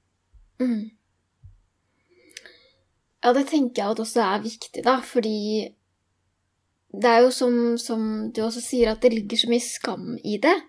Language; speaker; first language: Norwegian; native; Norwegian